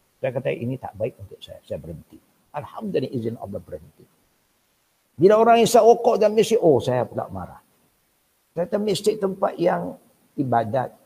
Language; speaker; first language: Malay; non-native, local second language; Min Nan Chinese